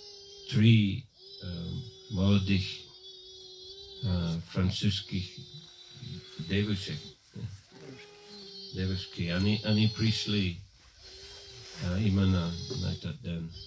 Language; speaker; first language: Russian; non-native, fluent; English